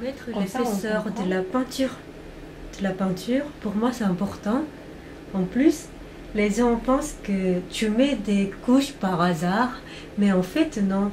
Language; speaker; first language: French; non-native, fluent; Korean